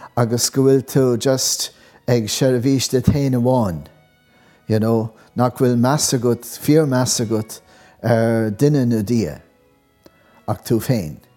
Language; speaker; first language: Irish; non-native, local second language; English